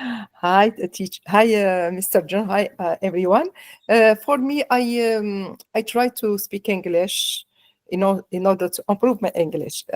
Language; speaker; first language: English; non-native, learner; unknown